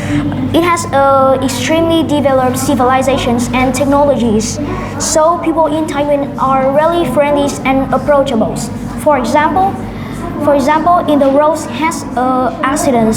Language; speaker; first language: English; non-native, learner; Vietnamese